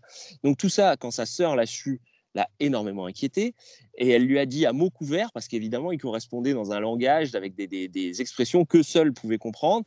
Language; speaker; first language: French; native; French